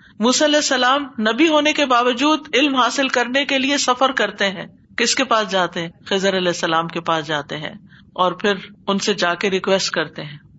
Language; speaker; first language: Urdu; native; Urdu